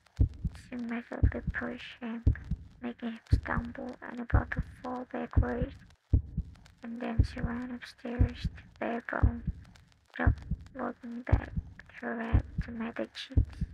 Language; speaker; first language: English; non-native, learner; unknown